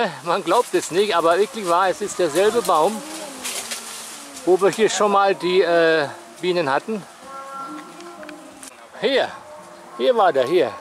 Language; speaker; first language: German; native; German